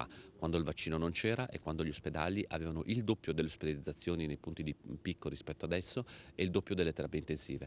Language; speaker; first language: Italian; native; Italian